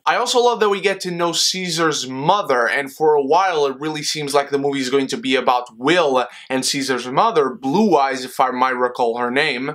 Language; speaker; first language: English; non-native, fluent; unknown